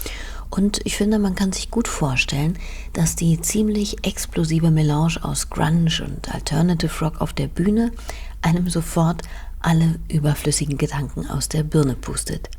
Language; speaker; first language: German; native; German